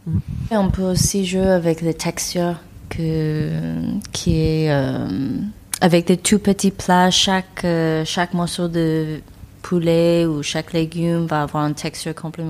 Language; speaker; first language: French; non-native, fluent; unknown